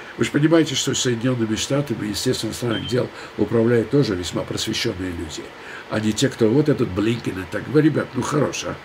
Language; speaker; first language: Russian; non-native, local second language; Armenian